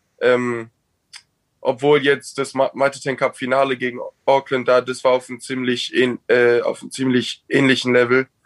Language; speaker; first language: German; native; German